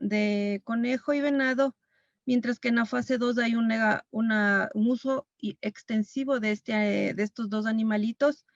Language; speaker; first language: Spanish; native; Spanish